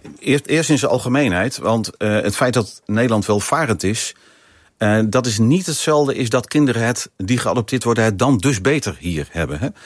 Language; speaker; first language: Dutch; native; Dutch